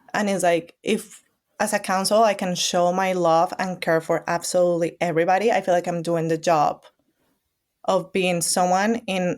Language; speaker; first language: English; non-native, fluent; Spanish